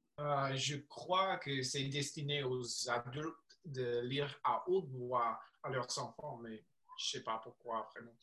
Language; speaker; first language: French; non-native, learner; English